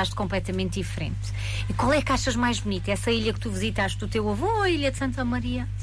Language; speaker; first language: Portuguese; native; Portuguese